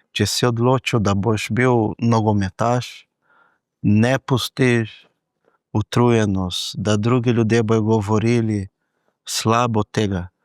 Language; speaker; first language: Slovenian; non-native, fluent; Portuguese